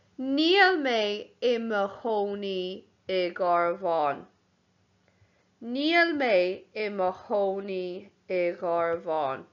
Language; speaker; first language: Irish; non-native, local second language; English